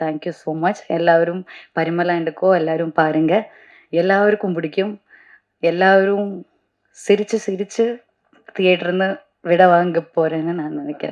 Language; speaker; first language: Tamil; non-native, learner; Malayalam